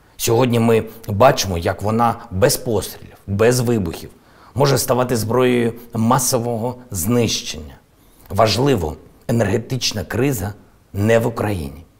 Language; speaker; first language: Ukrainian; non-native, local second language; Russian